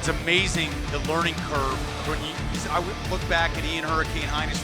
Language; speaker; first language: English; native; English